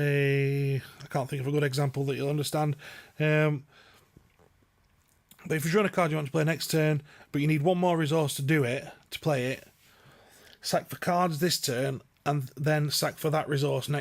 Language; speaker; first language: English; native; English